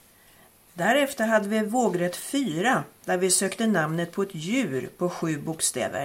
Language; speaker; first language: Swedish; native; Swedish